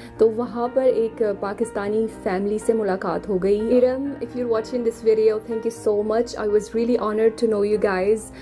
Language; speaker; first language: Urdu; non-native, fluent; Arabic